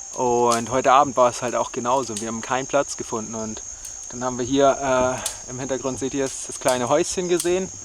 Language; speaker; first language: German; native; German